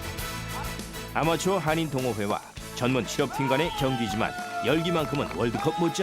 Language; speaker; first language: Korean; native; Korean